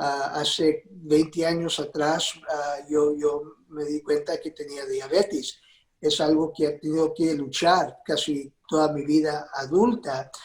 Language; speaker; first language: Spanish; early bilingual, heritage; Spanish